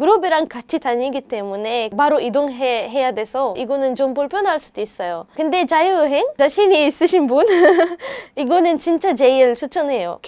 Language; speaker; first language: Korean; non-native, fluent; Arabic